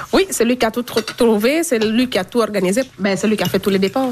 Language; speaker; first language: French; non-native, local second language; Fula